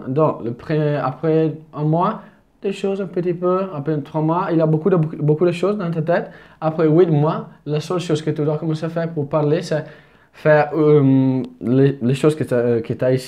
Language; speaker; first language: French; non-native, fluent; Italian